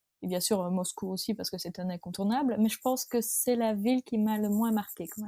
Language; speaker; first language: French; native; French